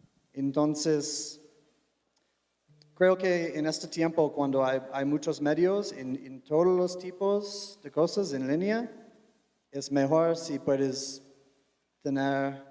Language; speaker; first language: Spanish; non-native, fluent; English